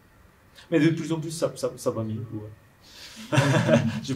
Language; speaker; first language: French; non-native, learner; Japanese